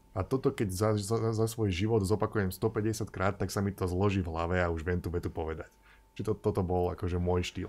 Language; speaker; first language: Slovak; native; Slovak